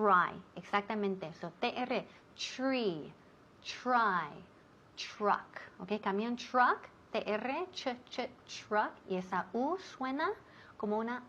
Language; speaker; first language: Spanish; non-native, fluent; English